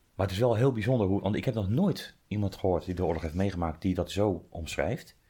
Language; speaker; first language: Dutch; native; Dutch